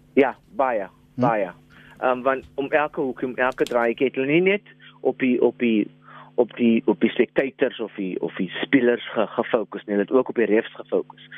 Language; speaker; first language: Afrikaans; non-native, local second language; English